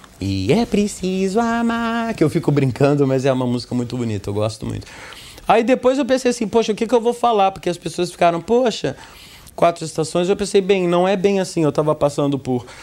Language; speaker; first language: Portuguese; early bilingual, other home language; English